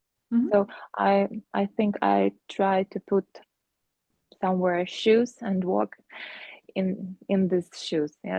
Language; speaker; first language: English; non-native, fluent; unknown